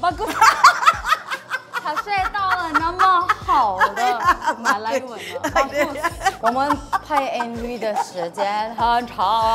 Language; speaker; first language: Chinese; non-native, fluent; Malay